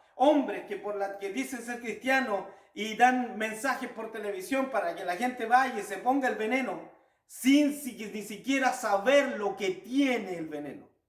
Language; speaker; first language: Spanish; native; Spanish